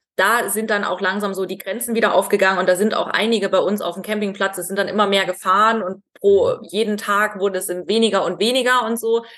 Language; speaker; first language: German; native; German